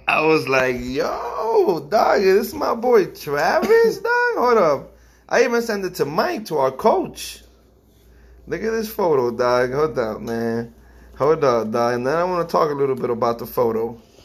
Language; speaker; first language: English; early bilingual, other home language; Spanish